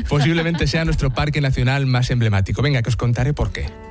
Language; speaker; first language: Spanish; native; Spanish